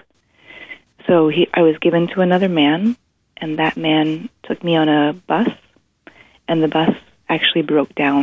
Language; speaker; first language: English; native; English